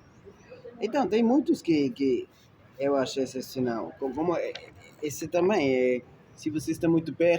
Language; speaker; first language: Portuguese; non-native, fluent; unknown